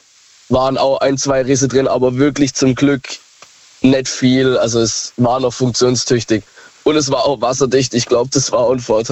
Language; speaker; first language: German; native; German